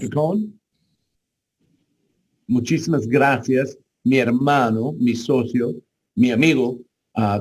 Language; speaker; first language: Spanish; non-native, learner; English